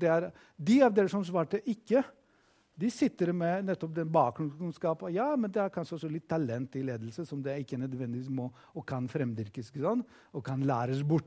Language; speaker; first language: Norwegian; non-native, fluent; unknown